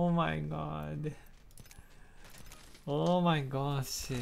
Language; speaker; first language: English; non-native, learner; Japanese